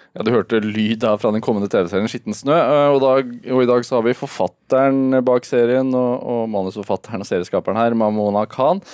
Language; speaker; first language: Norwegian; native; Norwegian